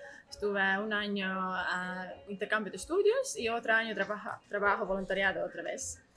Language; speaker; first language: Spanish; non-native, learner; Estonian